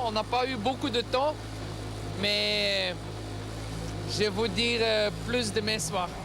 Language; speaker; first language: French; non-native, local second language; Dutch